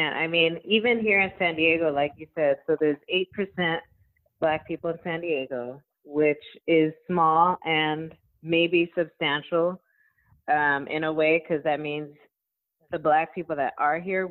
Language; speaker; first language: English; native; English